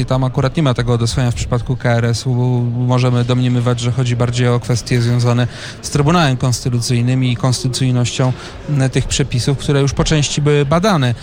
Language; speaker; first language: Polish; native; Polish